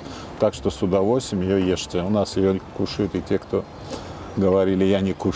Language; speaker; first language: Russian; native; Russian